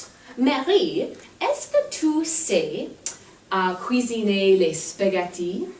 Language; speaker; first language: French; non-native, fluent; English